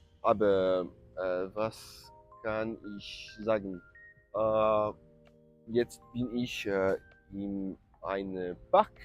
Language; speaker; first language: German; non-native, learner; French